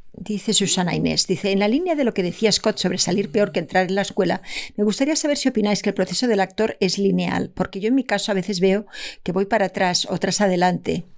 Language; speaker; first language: Spanish; native; Spanish